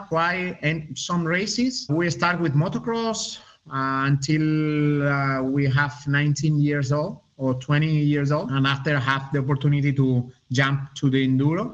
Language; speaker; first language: English; non-native, learner; Spanish